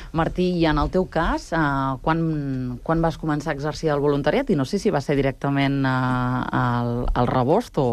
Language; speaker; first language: Catalan; native; Catalan